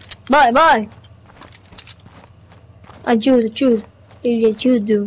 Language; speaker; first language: Spanish; early bilingual, heritage; Spanish